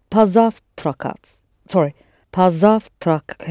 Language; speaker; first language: Russian; non-native, learner; English